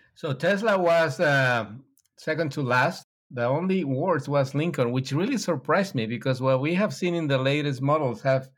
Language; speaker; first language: English; non-native, fluent; Spanish